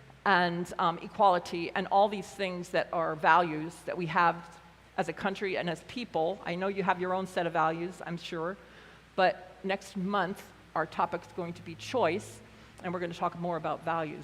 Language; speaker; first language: English; native; English